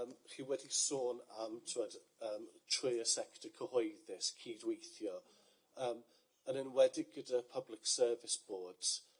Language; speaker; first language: Welsh; non-native, fluent; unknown